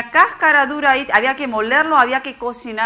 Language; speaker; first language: Spanish; native; Spanish